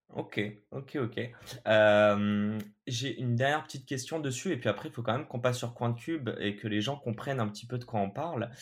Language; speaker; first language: French; native; French